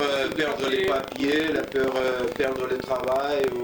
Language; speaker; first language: French; non-native, learner; Russian